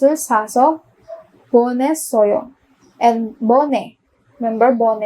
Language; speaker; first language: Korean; non-native, fluent; Filipino